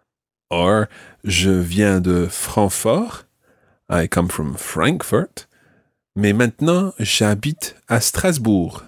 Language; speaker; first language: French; non-native, fluent; English